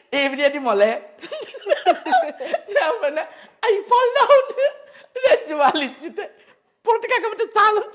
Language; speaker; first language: Malayalam; non-native, fluent; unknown